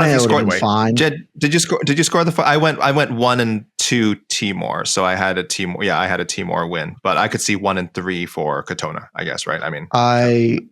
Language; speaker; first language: English; native; English